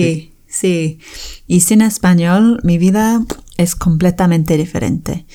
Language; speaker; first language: Spanish; non-native, fluent; English